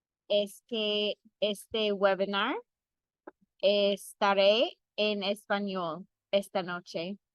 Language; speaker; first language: Spanish; non-native, fluent; English